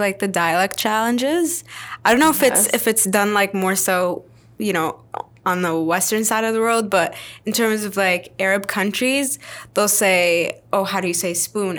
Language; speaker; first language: English; non-native, fluent; Arabic